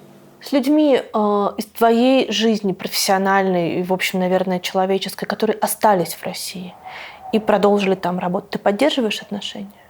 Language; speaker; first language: Russian; native; Russian